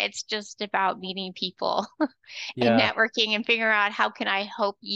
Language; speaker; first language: English; native; English